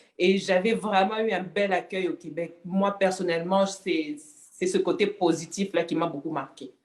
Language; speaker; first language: French; non-native, local second language; Lingala